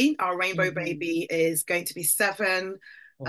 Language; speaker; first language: English; native; English